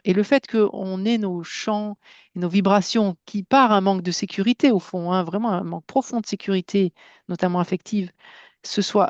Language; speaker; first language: French; native; French